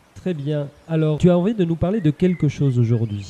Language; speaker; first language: French; native; French